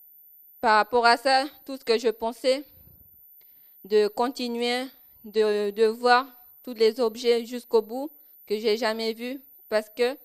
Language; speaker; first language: French; non-native, local second language; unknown